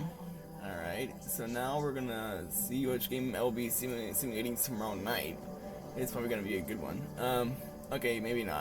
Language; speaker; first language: English; native; English